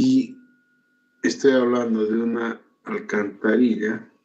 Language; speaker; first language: Spanish; native; Spanish